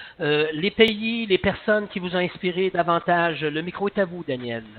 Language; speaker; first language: French; native; French